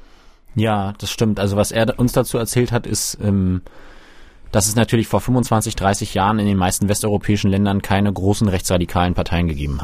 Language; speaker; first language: German; native; German